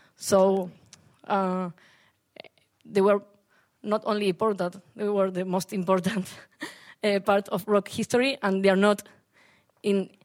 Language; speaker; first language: English; non-native, learner; Spanish